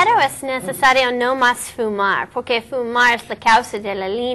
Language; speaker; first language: Spanish; non-native, learner; English